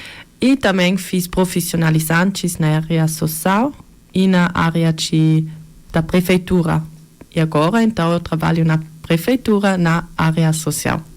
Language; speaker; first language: Portuguese; early bilingual, heritage; Portuguese